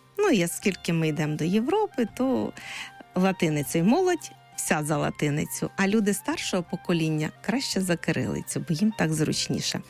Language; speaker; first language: Ukrainian; native; Ukrainian